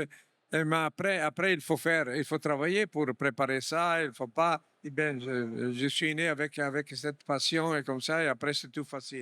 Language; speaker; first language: French; non-native, fluent; Italian